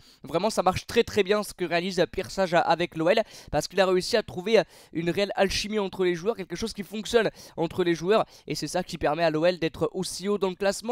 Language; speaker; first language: French; native; French